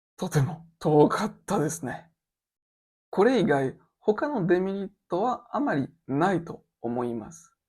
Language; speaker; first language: Japanese; non-native, learner; French